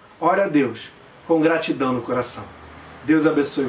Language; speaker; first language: Portuguese; native; Portuguese